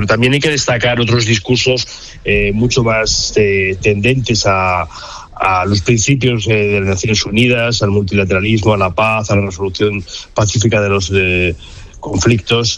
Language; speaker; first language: Spanish; native; Spanish